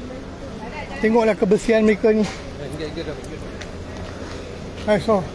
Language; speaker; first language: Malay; non-native, local second language; Tamil